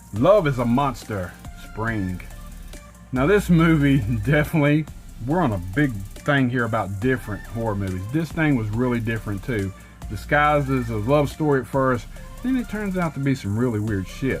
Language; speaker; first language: English; native; English